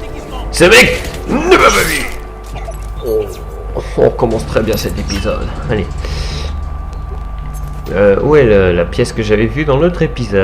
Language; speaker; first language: French; native; French